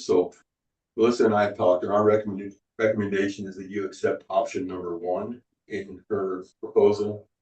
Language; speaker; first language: English; native; English